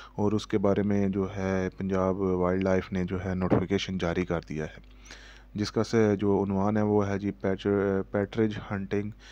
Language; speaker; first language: Urdu; native; Urdu